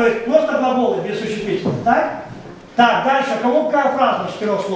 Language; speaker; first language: Russian; native; Russian